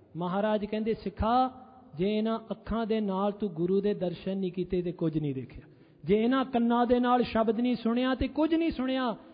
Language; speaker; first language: Punjabi; early bilingual, heritage; Punjabi